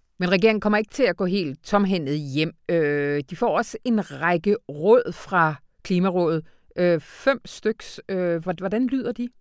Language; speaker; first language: Danish; native; Danish